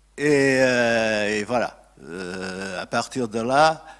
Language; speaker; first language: French; non-native, fluent; Portuguese